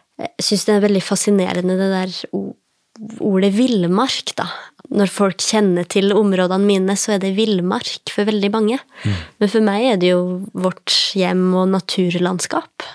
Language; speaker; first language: Norwegian; native; Norwegian